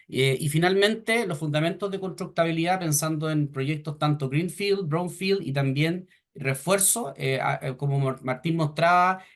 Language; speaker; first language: Spanish; native; Spanish